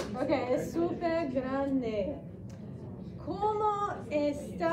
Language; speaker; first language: Spanish; non-native, fluent; English